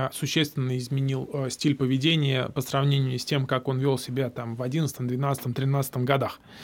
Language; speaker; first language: Russian; native; Russian